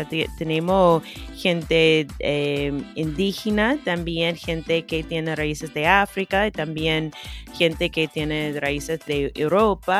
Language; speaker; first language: Spanish; non-native, fluent; English